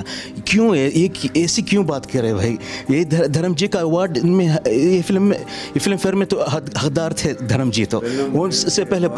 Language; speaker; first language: Hindi; non-native, learner; Arabic